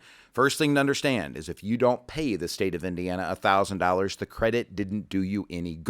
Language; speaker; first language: English; native; English